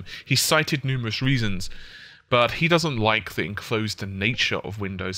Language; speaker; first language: English; native; English